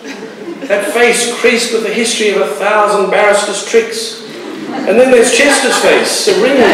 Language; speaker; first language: English; native; English